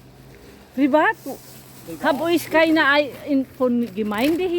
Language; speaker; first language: German; non-native, learner; Filipino